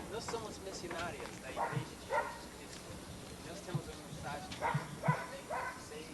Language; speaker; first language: Portuguese; non-native, learner; English